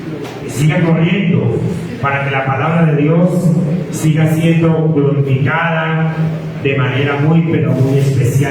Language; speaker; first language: Spanish; native; Spanish